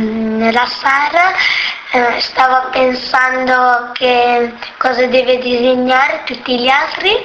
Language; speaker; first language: Italian; non-native, local second language; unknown